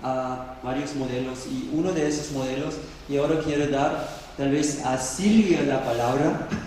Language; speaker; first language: Spanish; non-native, fluent; German